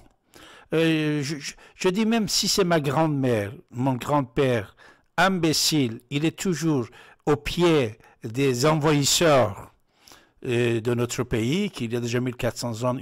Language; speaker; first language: French; non-native, fluent; Persian